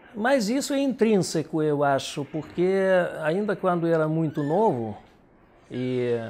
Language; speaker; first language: Portuguese; non-native, fluent; Russian